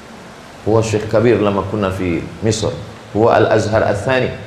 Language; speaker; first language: Arabic; non-native, fluent; Indonesian